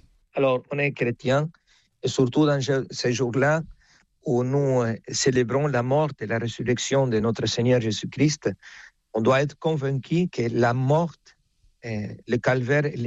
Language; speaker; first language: French; non-native, fluent; Spanish